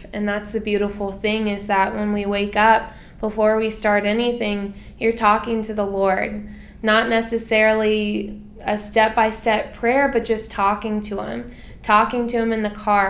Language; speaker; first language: English; native; English